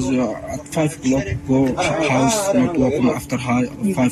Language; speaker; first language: English; non-native, learner; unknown